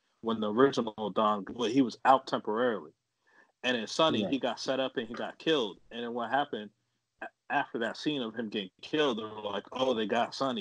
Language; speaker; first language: English; native; English